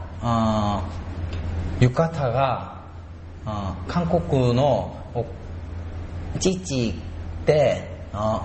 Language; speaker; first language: Japanese; non-native, learner; Korean